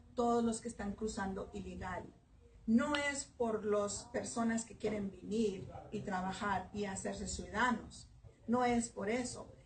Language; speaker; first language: Spanish; early bilingual, heritage; Spanish